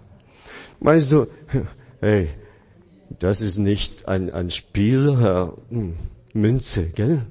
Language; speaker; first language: German; non-native, fluent; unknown